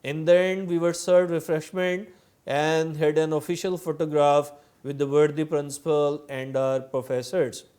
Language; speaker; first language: English; non-native, local second language; Urdu